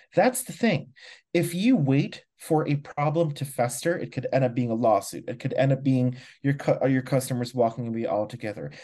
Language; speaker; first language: English; non-native, local second language; Filipino